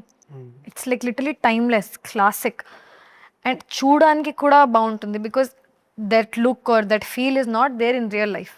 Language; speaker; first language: Telugu; non-native, learner; Hindi